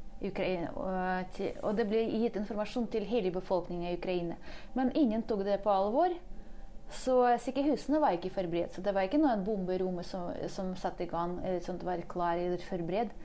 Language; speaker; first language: Norwegian; non-native, fluent; Ukrainian